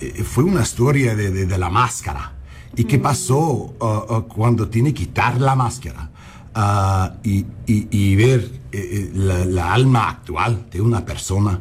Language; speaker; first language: Spanish; early bilingual, heritage; English